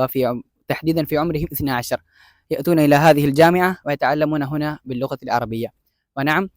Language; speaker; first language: Arabic; non-native, fluent; Malayalam